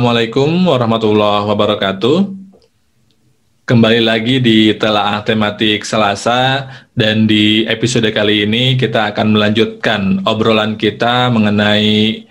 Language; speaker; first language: Indonesian; native; Indonesian